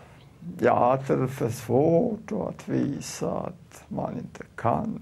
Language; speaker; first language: Swedish; non-native, fluent; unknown